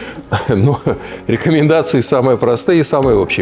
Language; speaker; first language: Russian; native; Russian